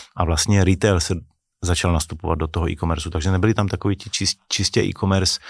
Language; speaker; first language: Czech; native; Czech